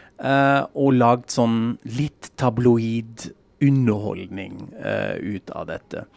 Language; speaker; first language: Norwegian; non-native, fluent; German